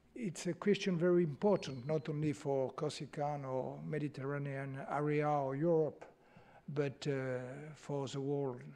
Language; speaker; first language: English; non-native, learner; French